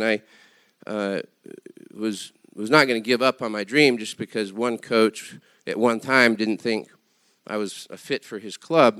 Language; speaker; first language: English; native; English